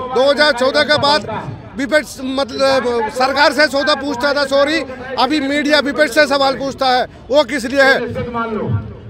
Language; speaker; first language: Hindi; non-native, local second language; Malayalam